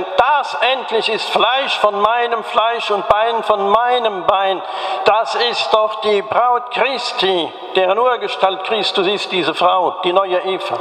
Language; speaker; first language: German; native; German